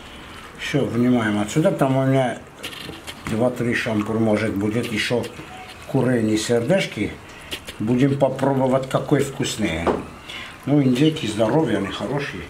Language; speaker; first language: Russian; non-native, fluent; Armenian